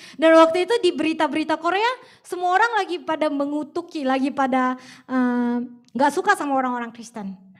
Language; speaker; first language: Indonesian; native; Indonesian